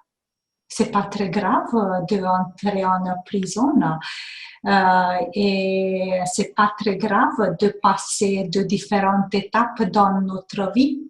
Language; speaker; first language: French; non-native, fluent; Hungarian